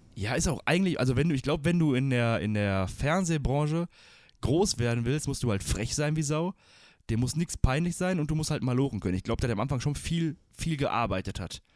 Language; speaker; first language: German; early bilingual, other home language; Turkish